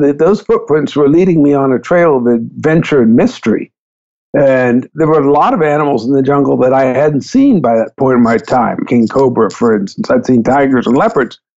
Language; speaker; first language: English; native; English